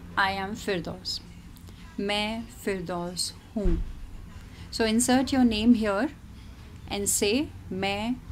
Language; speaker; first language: English; non-native, local second language; Hindi